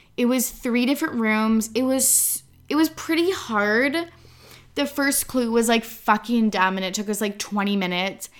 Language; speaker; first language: English; native; English